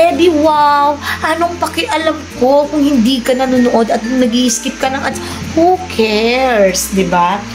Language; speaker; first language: Filipino; non-native, local second language; Cebuano